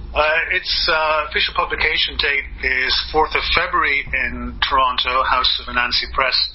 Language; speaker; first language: English; native; English